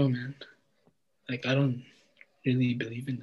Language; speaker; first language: English; non-native, local second language; Filipino